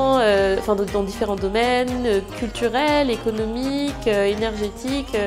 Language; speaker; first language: French; non-native, local second language; Malagasy